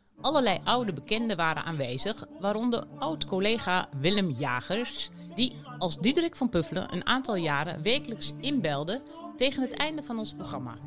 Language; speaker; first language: Dutch; native; Dutch